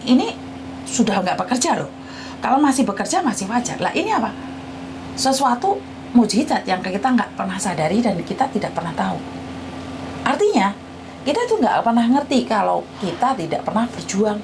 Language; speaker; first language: Indonesian; non-native, local second language; Javanese